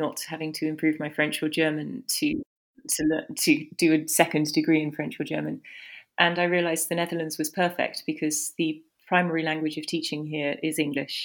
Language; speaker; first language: English; native; English